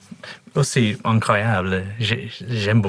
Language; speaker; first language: French; non-native, learner; English